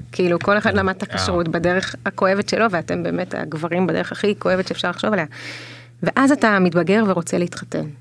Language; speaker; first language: Hebrew; early bilingual, other home language; Russian